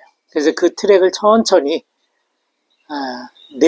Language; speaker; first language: Korean; native; Korean